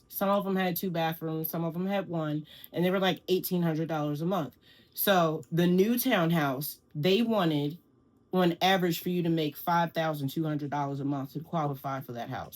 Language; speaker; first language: English; native; English